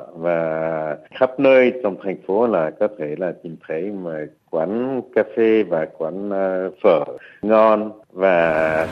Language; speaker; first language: Vietnamese; non-native, fluent; French